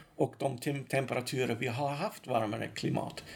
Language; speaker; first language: Swedish; non-native, fluent; German